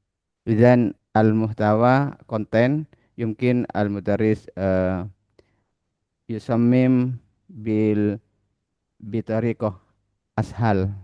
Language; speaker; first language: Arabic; non-native, learner; Indonesian